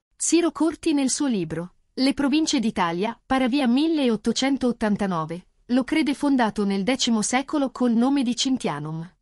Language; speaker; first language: Italian; native; Italian